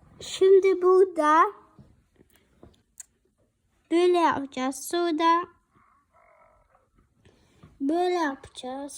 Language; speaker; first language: Turkish; early bilingual, heritage; Turkish